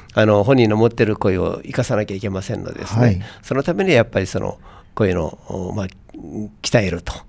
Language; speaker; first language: Japanese; native; Japanese